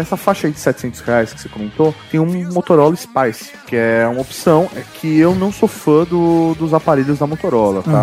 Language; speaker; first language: Portuguese; native; Portuguese